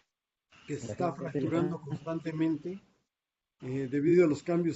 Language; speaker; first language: Spanish; native; Spanish